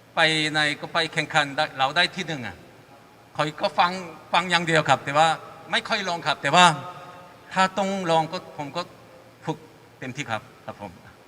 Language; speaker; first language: Thai; non-native, fluent; Korean